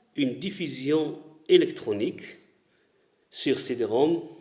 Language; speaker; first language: French; non-native, local second language; Arabic